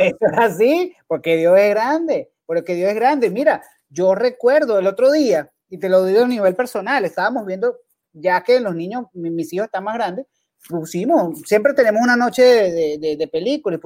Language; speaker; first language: Spanish; native; Spanish